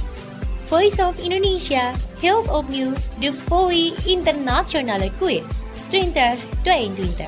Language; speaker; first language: Dutch; non-native, fluent; Indonesian